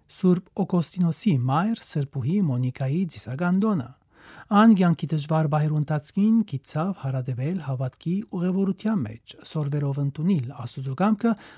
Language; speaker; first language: Armenian; early bilingual, heritage; Armenian